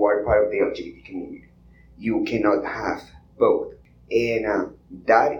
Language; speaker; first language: English; non-native, fluent; Spanish